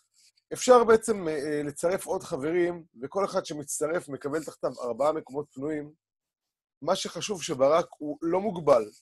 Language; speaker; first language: Hebrew; native; Hebrew